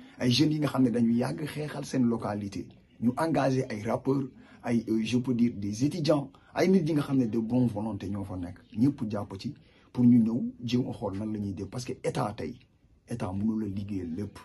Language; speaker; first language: Wolof; non-native, local second language; Jola-Fonyi